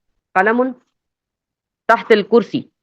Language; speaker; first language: Arabic; non-native, learner; Urdu